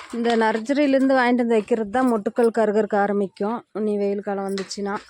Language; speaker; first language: Tamil; non-native, local second language; Telugu